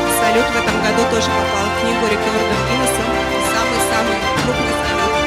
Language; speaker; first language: Russian; native; Russian